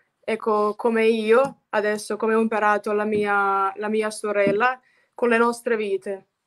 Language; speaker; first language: Italian; non-native, fluent; Croatian